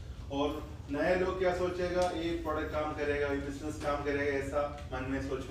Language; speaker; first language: Hindi; non-native, fluent; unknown